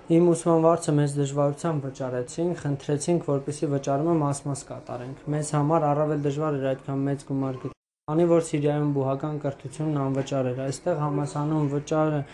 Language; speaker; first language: Armenian; early bilingual, heritage; Armenian